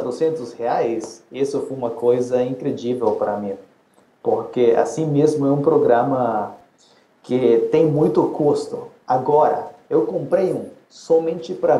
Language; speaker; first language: Portuguese; non-native, fluent; Spanish